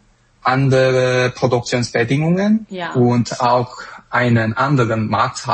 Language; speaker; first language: German; non-native, fluent; Korean